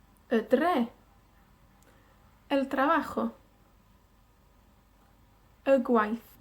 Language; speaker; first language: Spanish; non-native, fluent; Welsh